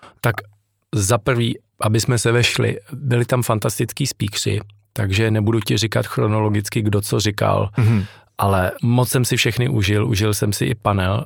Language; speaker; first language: Czech; native; Czech